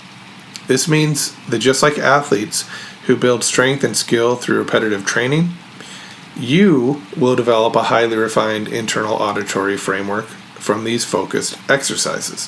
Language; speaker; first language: English; native; English